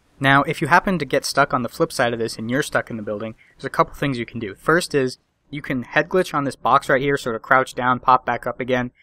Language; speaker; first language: English; native; English